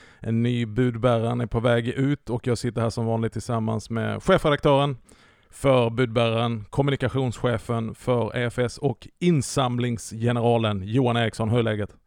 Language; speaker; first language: Swedish; native; Swedish